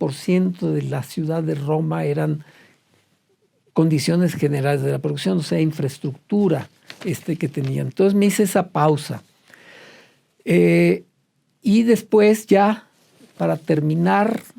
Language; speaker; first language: Spanish; native; Spanish